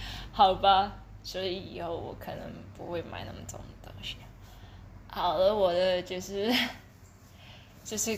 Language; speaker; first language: Chinese; early bilingual, heritage; Chinese